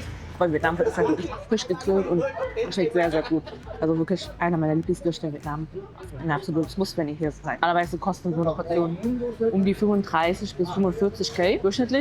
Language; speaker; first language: German; native; German